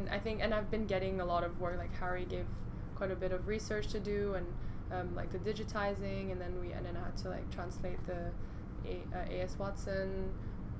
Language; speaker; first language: English; non-native, local second language; Cantonese